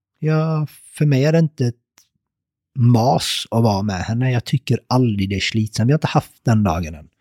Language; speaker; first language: Swedish; early bilingual, other home language; Persian